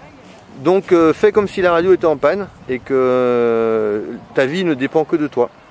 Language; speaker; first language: French; native; French